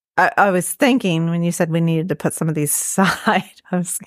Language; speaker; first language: English; native; English